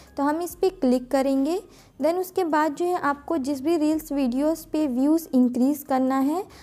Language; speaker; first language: Hindi; native; Hindi